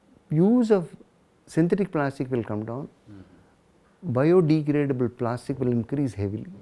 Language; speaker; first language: English; non-native, local second language; Tamil